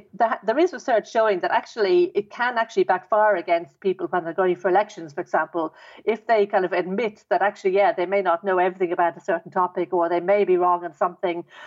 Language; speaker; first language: English; native; English